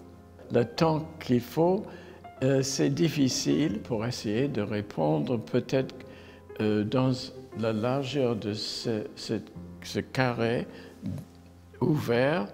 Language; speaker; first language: French; non-native, fluent; English